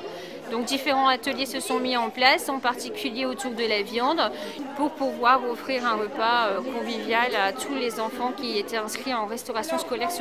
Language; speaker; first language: French; native; French